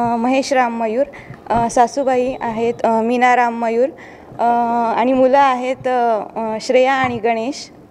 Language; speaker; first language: Marathi; native; Marathi